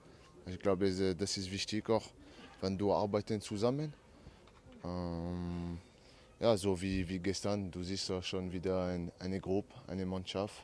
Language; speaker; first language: German; non-native, learner; French